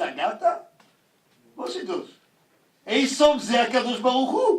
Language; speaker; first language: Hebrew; non-native, fluent; Yiddish